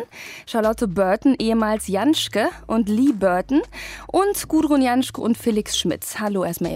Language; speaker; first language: German; native; German